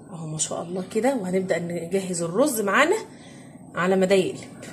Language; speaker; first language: Arabic; native; Arabic